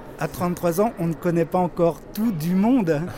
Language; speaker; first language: French; native; French